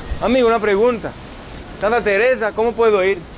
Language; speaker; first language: Spanish; non-native, learner; Greek